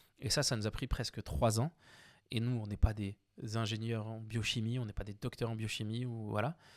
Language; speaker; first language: French; early bilingual, other home language; Arabic